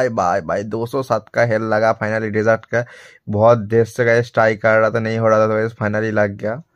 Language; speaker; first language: Hindi; non-native, local second language; Bangla